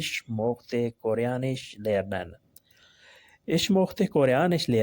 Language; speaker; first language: German; non-native, fluent; Urdu